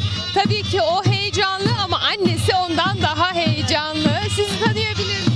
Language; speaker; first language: Turkish; native; Turkish